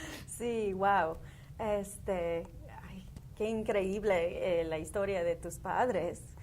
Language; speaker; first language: Spanish; early bilingual, heritage; Spanish